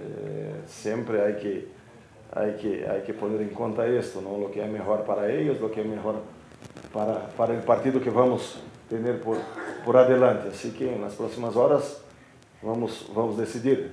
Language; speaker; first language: Spanish; non-native, fluent; Portuguese